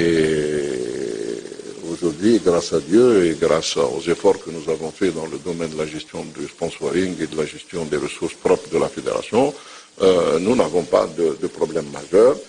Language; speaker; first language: French; non-native, local second language; Arabic